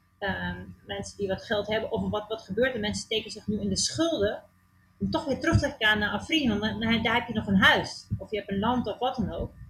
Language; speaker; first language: Dutch; native; Dutch